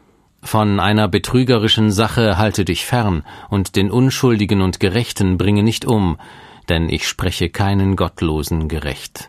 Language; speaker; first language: German; native; German